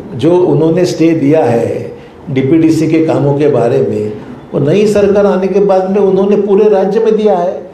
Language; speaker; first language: Hindi; non-native, local second language; Marathi